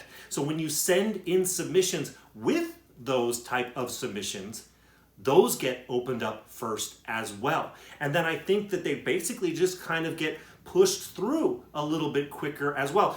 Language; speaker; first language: English; native; English